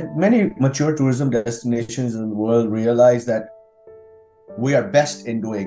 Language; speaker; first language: English; non-native, local second language; Hindi